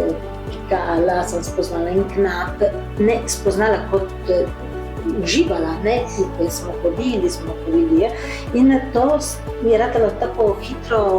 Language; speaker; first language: Slovenian; early bilingual, heritage; Slovenian